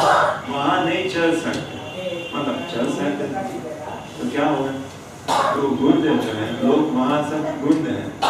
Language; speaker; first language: Hindi; non-native, fluent; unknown